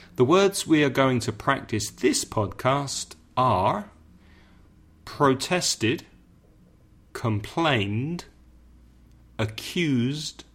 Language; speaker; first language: English; native; English